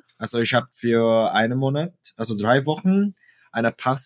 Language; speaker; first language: German; non-native, fluent; Indonesian